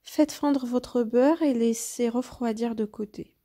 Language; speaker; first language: French; non-native, local second language; Arabic